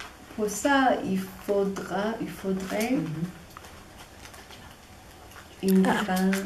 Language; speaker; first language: French; non-native, fluent; English